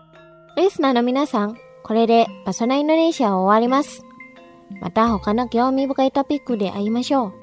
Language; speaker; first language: Japanese; non-native, fluent; Indonesian